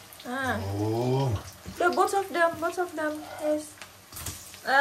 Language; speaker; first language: English; non-native, learner; Indonesian